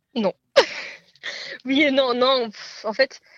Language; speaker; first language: French; native; French